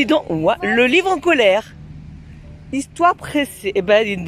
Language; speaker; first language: French; native; French